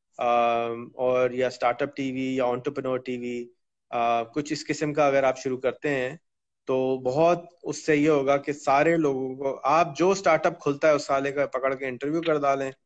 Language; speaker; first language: Urdu; native; Urdu